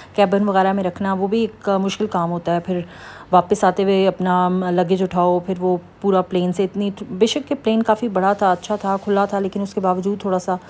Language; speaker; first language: Urdu; native; Urdu